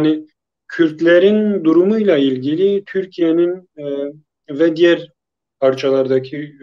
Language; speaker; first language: Turkish; non-native, local second language; Kurdish